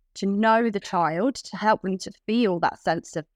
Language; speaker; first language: English; native; English